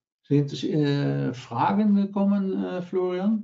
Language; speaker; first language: German; non-native, learner; Dutch